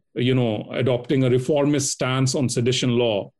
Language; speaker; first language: English; non-native, local second language; Hindi